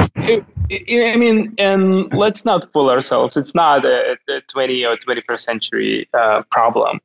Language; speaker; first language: English; non-native, fluent; Russian